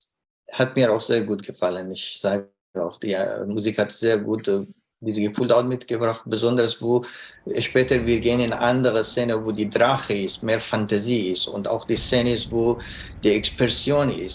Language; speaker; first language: German; non-native, learner; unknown